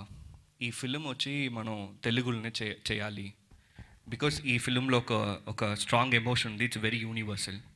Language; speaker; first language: Telugu; early bilingual, heritage; Telugu